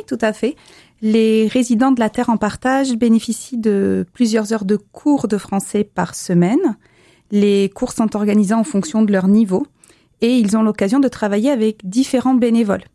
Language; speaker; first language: French; native; French